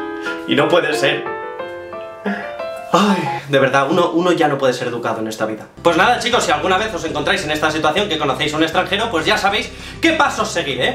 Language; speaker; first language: Spanish; native; Spanish